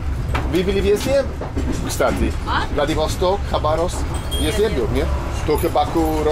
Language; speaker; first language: Russian; non-native, learner; English